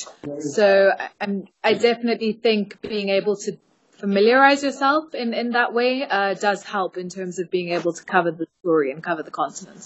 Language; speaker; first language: English; native; English